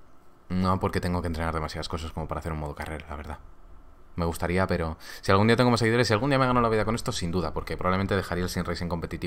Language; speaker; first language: Spanish; native; Spanish